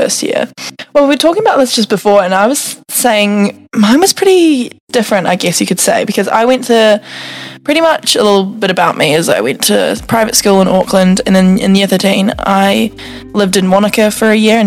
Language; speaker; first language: English; native; English